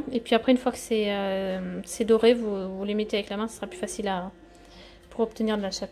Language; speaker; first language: French; native; French